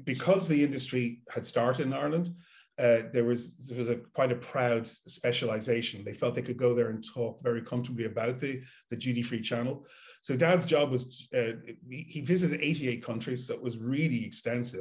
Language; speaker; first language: English; native; English